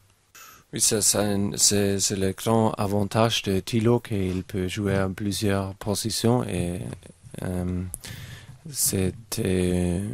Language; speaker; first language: French; non-native, fluent; German